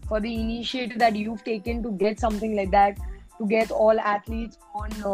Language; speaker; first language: English; non-native, local second language; Hindi